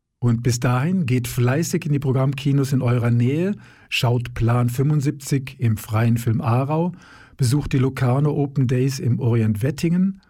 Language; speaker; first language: German; native; German